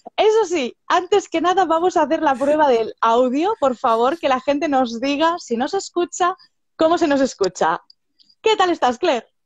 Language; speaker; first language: Spanish; native; Spanish